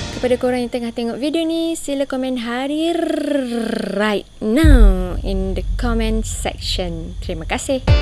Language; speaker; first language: Malay; native; Malay